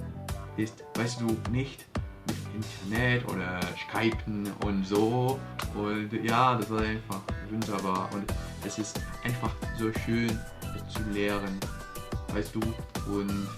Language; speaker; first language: German; non-native, learner; Portuguese